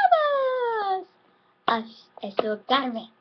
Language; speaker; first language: Lithuanian; early bilingual, heritage; Lithuanian